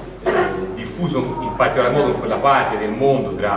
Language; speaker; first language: Italian; native; Italian